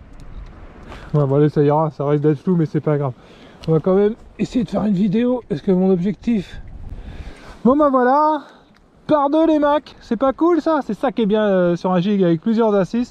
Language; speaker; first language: French; native; French